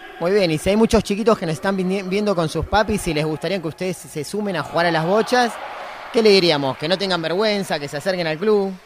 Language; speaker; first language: Spanish; native; Spanish